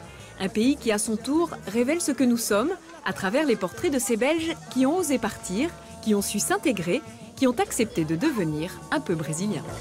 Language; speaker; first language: French; native; French